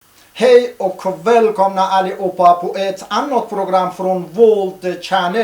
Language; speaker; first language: Swedish; non-native, learner; Persian